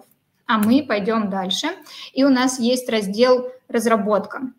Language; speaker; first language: Russian; native; Russian